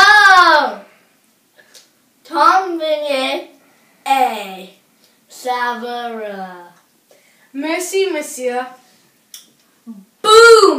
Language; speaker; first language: French; non-native, learner; English